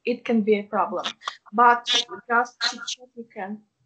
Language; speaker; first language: English; non-native, fluent; Russian